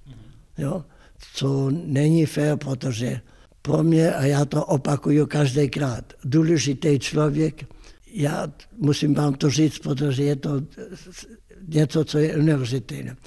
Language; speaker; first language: Czech; non-native, fluent; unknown